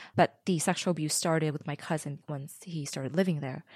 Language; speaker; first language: English; early bilingual, other home language; Vietnamese